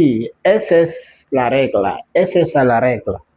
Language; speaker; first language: Spanish; non-native, fluent; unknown